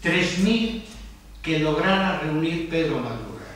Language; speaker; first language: Spanish; non-native, local second language; Galician